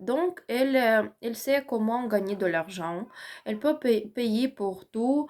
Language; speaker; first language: French; non-native, learner; Ukrainian